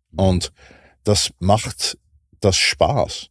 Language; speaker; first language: German; non-native, fluent; English